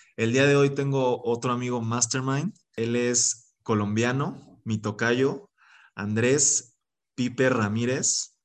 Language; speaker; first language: Spanish; native; Spanish